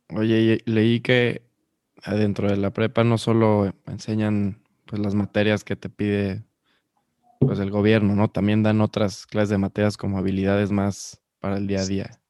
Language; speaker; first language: Spanish; native; Spanish